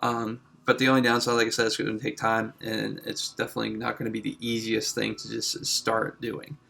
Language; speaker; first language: English; native; English